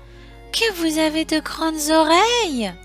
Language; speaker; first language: French; native; French